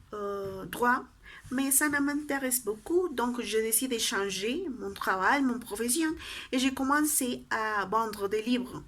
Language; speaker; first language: French; non-native, learner; Spanish